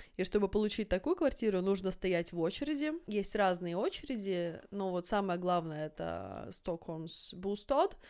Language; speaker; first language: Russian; native; Russian